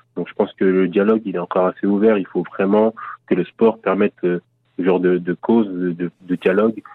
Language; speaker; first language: French; native; French